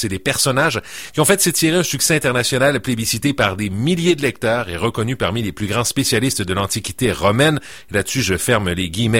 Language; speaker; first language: French; native; French